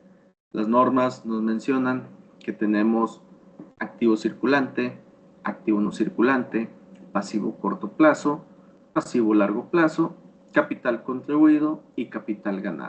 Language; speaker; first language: Spanish; native; Spanish